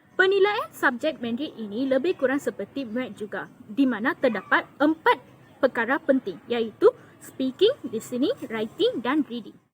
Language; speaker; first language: Malay; non-native, local second language; Tamil